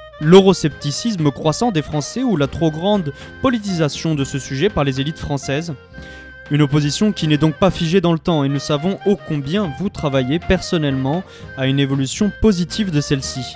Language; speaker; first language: French; native; French